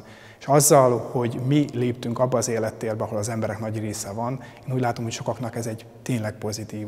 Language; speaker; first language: Hungarian; native; Hungarian